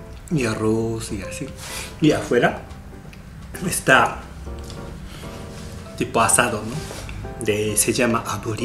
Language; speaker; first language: Spanish; non-native, fluent; Japanese